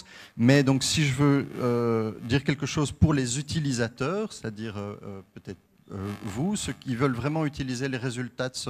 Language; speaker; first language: French; native; French